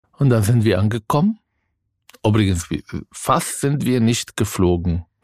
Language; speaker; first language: German; non-native, fluent; Arabic